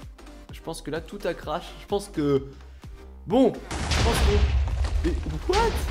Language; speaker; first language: French; native; French